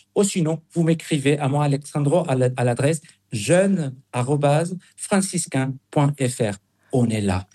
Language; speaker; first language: French; non-native, fluent; Spanish